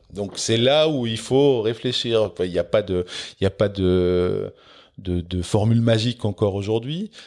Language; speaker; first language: French; non-native, local second language; Dutch